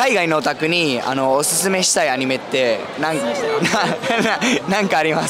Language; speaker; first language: Japanese; early bilingual, heritage; Spanish